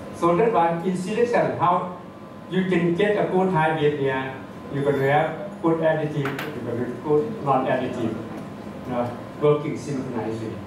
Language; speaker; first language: English; non-native, fluent; Thai